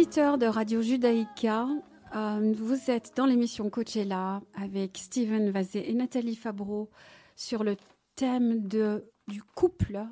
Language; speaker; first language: French; native; French